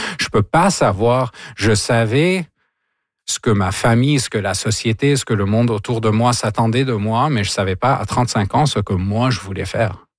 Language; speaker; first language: French; non-native, local second language; Arabic